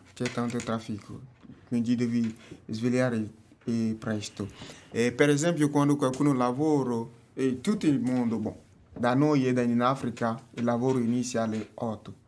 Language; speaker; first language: Italian; non-native, learner; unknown